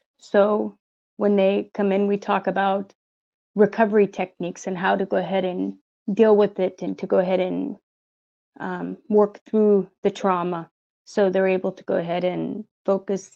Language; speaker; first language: English; native; English